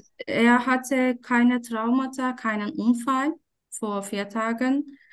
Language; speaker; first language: German; non-native, fluent; Turkish